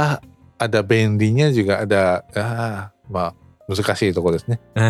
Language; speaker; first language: Indonesian; early bilingual, other home language; Japanese